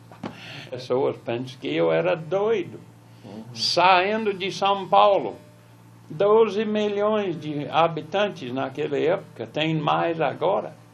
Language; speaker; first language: Portuguese; non-native, fluent; English